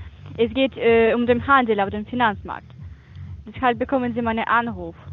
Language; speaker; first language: German; non-native, fluent; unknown